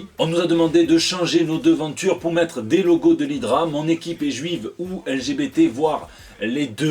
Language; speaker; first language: French; native; French